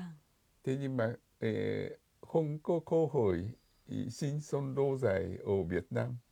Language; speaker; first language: Vietnamese; non-native, fluent; Japanese